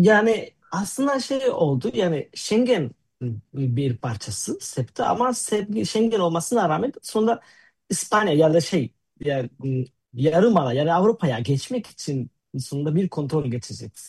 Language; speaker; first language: Turkish; non-native, fluent; Spanish